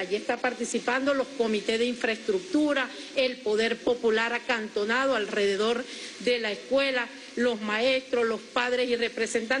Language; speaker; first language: Spanish; native; Spanish